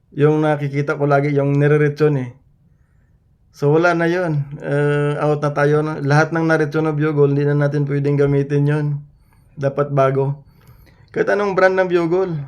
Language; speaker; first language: Filipino; non-native, local second language; Hiligaynon